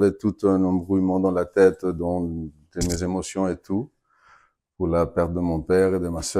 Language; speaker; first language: French; non-native, fluent; Spanish